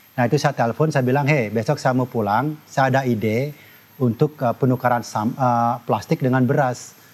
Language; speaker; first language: Indonesian; non-native, local second language; Balinese